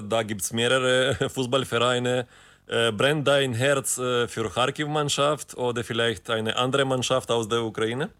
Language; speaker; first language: German; non-native, fluent; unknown